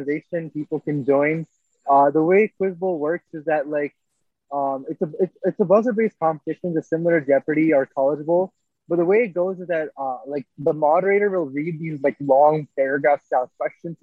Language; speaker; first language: English; native; English